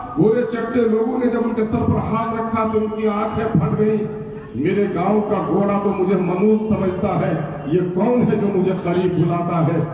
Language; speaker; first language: Urdu; native; Urdu